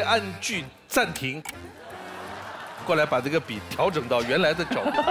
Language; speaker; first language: Chinese; native; Chinese